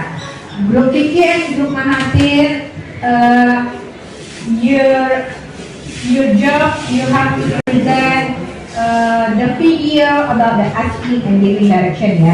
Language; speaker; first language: English; non-native, learner; Indonesian